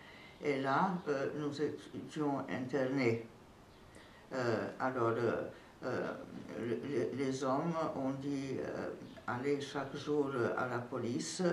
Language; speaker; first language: French; non-native, fluent; Serbian